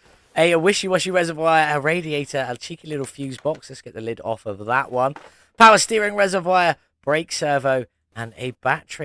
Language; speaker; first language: English; native; English